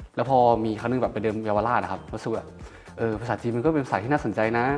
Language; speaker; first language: Thai; native; Thai